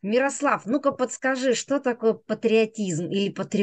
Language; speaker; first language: Russian; native; Russian